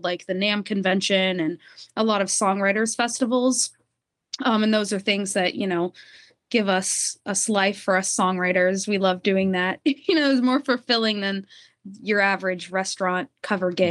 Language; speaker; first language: English; native; English